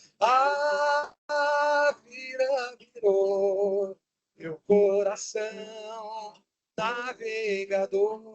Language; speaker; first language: Portuguese; native; Portuguese